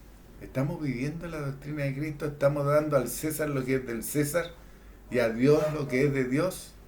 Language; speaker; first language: Spanish; native; Spanish